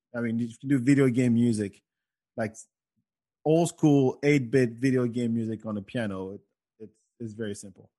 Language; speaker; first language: English; non-native, fluent; Wolof